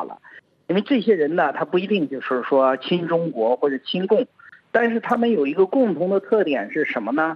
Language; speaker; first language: Chinese; native; Chinese